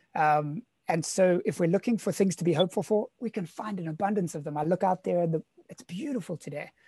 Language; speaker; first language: English; native; English